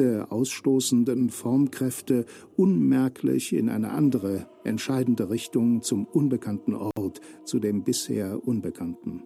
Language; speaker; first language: German; native; German